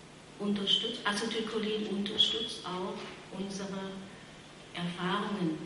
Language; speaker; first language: German; non-native, fluent; Vietnamese